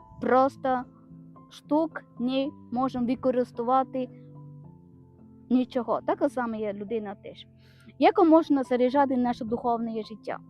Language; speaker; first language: Ukrainian; non-native, learner; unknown